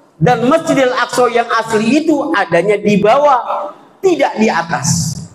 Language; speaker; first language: Indonesian; native; Indonesian